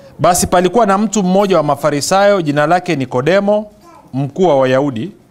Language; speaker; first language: Swahili; native; Swahili